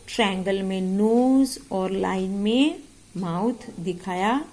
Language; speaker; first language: Hindi; non-native, local second language; Marathi